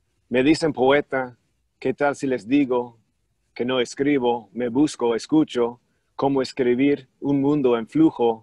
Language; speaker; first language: Spanish; non-native, fluent; English